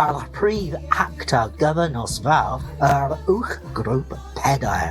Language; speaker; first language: Welsh; non-native, learner; English